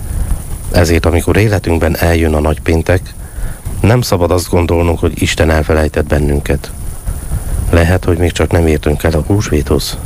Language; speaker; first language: Hungarian; native; Hungarian